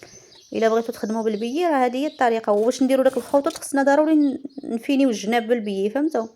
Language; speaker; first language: Arabic; native; Arabic